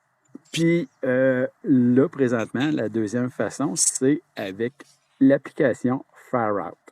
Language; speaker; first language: French; native; French